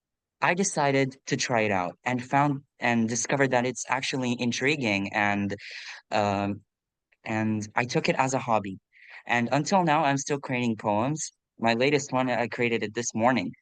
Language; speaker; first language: English; non-native, fluent; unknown